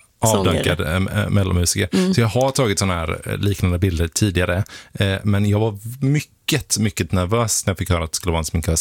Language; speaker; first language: Swedish; native; Swedish